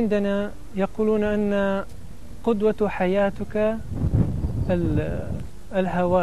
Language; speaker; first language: Arabic; non-native, learner; Italian